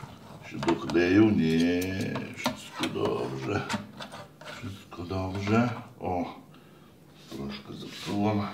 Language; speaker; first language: Polish; non-native, fluent; Lithuanian